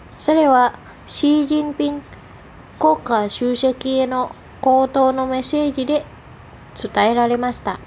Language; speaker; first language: Japanese; non-native, fluent; Indonesian